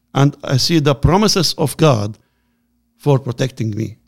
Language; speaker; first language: English; non-native, learner; Arabic